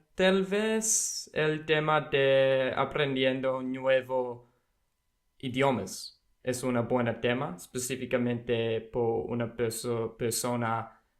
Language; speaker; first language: Spanish; non-native, learner; English